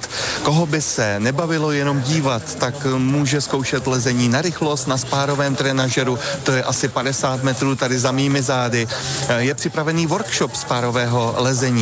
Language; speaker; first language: Czech; native; Czech